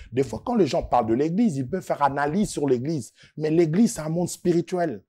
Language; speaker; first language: French; non-native, local second language; Lingala